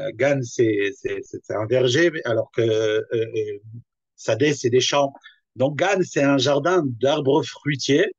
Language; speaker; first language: French; native; French